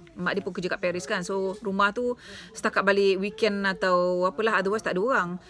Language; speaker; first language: Malay; native; Malay